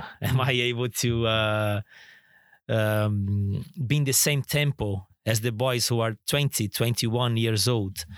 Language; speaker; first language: English; non-native, fluent; Portuguese